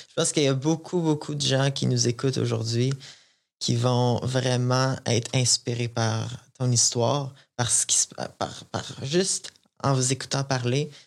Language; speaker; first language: French; native; French